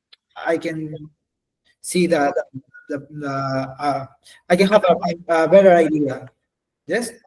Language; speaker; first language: English; non-native, learner; Spanish